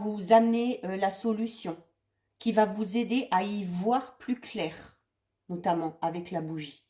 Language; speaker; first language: French; native; French